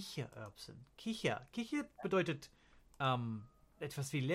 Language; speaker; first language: German; non-native, learner; English